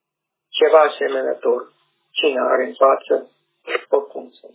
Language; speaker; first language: Romanian; non-native, learner; English